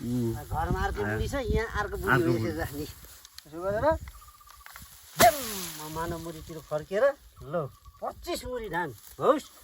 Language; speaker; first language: Nepali; native; Nepali